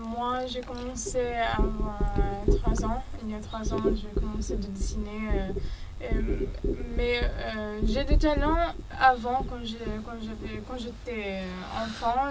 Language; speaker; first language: French; non-native, learner; Arabic